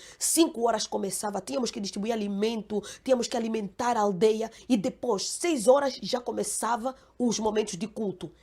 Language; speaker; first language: Portuguese; non-native, local second language; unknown